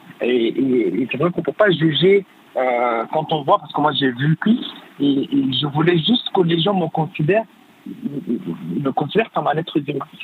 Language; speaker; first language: French; non-native, fluent; Arabic